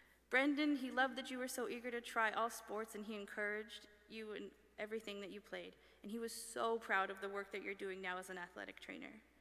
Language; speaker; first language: English; early bilingual, other home language; French